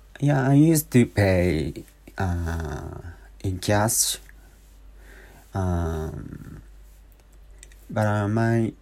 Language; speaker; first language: English; non-native, learner; Japanese